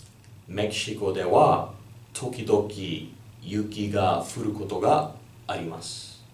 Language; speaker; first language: Japanese; non-native, learner; English